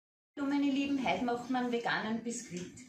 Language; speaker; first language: German; native; German